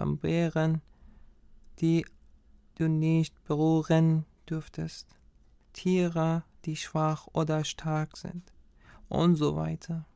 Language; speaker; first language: German; non-native, fluent; Persian